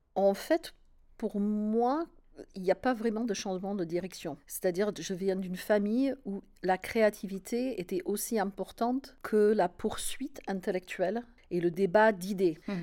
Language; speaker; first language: French; non-native, fluent; English